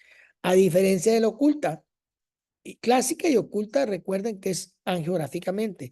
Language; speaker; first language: Spanish; native; Spanish